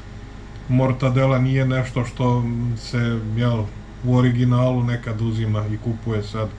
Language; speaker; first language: Serbian; native; Serbian